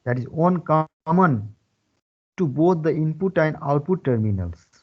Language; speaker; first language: English; non-native, local second language; Nepali